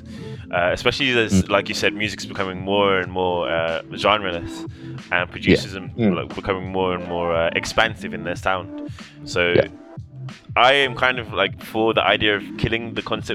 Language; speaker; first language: English; native; English